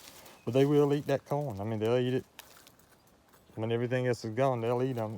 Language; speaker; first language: English; native; English